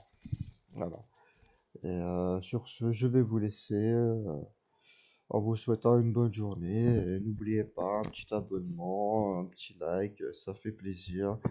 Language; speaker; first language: French; native; French